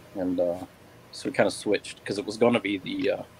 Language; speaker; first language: English; native; English